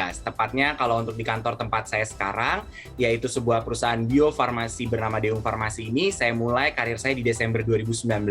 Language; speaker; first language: Indonesian; native; Indonesian